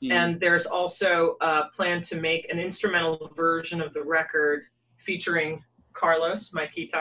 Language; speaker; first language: English; native; English